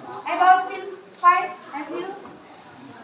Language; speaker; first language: English; non-native, learner; Indonesian